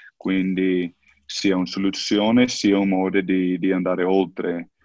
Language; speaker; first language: Italian; non-native, fluent; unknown